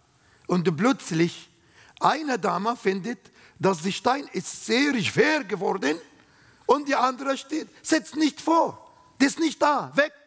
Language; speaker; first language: German; non-native, learner; Arabic